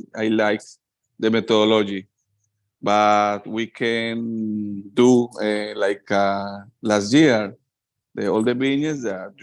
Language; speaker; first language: English; non-native, learner; Spanish